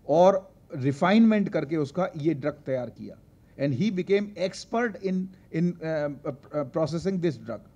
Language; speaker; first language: Hindi; native; Hindi